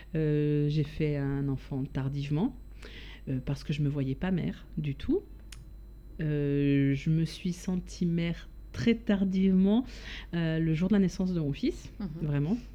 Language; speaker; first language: French; native; French